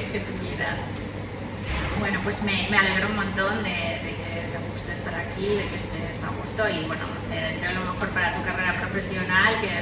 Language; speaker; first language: Spanish; native; Spanish